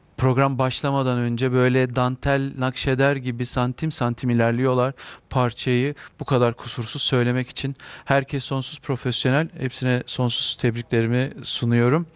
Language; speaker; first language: Turkish; native; Turkish